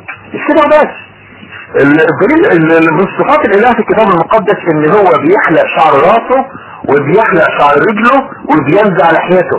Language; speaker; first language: Arabic; native; Arabic